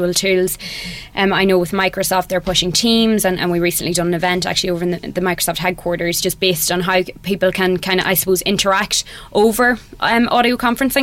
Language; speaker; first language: English; native; English